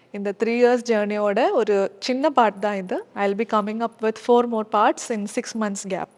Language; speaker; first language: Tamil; non-native, local second language; Malayalam